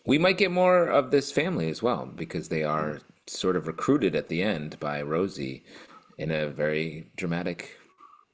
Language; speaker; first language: English; native; English